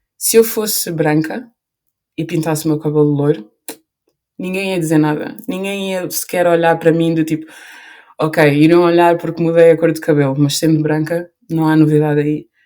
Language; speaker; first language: Portuguese; early bilingual, other home language; Upper Guinea Crioulo